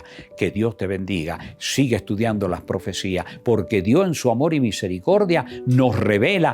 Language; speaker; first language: Spanish; native; Spanish